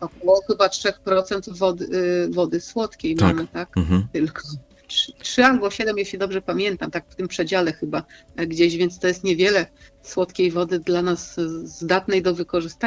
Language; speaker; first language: Polish; native; Polish